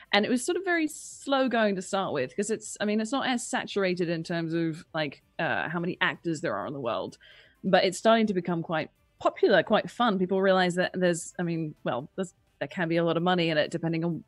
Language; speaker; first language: English; native; English